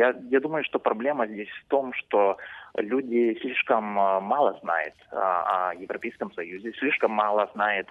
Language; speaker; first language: Russian; non-native, fluent; Lithuanian